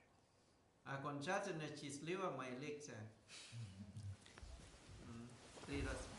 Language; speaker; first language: Russian; non-native, learner; Thai